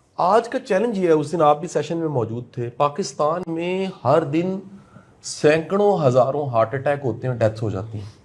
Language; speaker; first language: Urdu; non-native, local second language; Punjabi